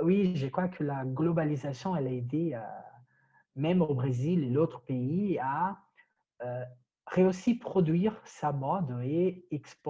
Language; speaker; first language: French; non-native, fluent; Portuguese